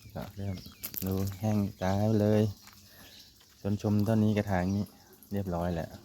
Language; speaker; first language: Thai; non-native, local second language; Northeastern Thai